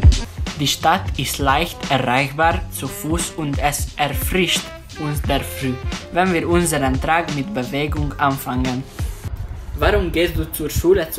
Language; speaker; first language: German; non-native, learner; Hungarian